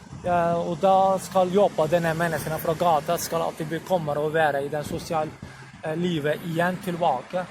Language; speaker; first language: Swedish; non-native, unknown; Turkish